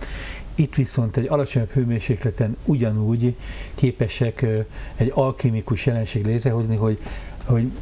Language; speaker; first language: Hungarian; native; Hungarian